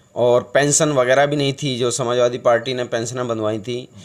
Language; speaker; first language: Hindi; native; Hindi